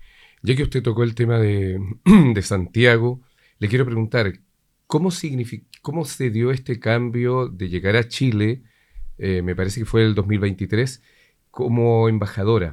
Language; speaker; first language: Spanish; native; Spanish